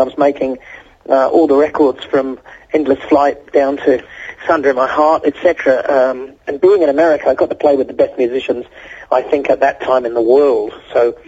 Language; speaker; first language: English; native; English